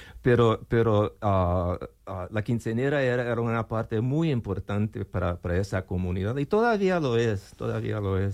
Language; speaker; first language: Spanish; non-native, learner; English